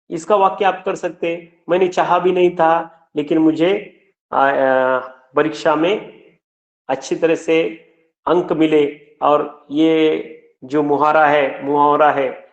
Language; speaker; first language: Hindi; non-native, local second language; Marathi